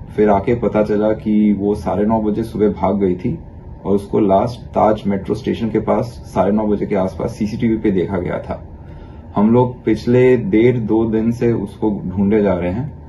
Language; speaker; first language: Hindi; non-native, local second language; Bangla